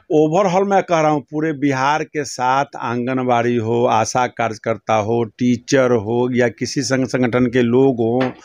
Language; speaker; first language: Hindi; native; Hindi